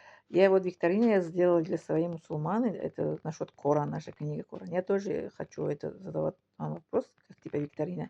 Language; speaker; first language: Russian; non-native, learner; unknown